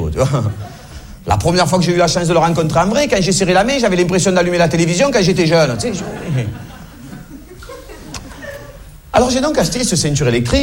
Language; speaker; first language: French; native; French